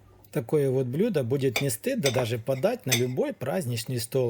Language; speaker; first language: Russian; native; Russian